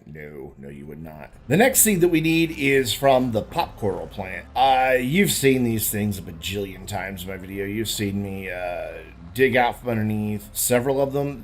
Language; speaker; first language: English; native; English